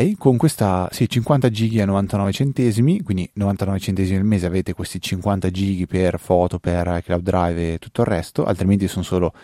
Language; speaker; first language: Italian; native; Italian